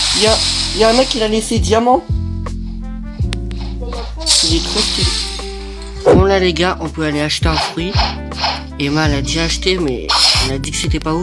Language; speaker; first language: French; native; French